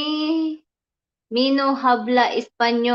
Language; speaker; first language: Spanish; non-native, learner; Filipino